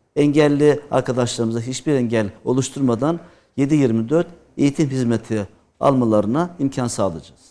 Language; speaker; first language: Turkish; native; Turkish